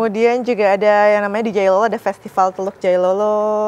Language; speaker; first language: Indonesian; native; Indonesian